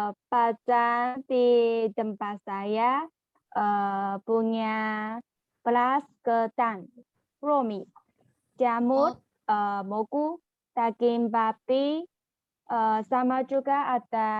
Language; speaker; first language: Indonesian; non-native, learner; Chinese